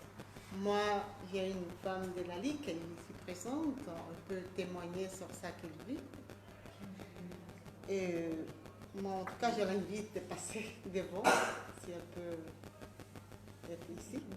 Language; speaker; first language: French; non-native, fluent; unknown